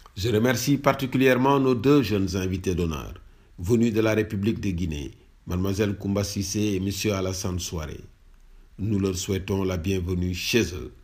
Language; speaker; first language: French; non-native, local second language; Wolof